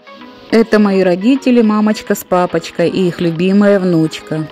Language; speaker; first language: Russian; native; Russian